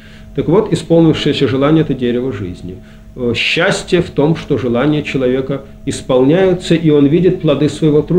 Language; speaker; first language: Russian; native; Russian